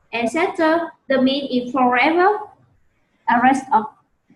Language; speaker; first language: English; non-native, learner; Vietnamese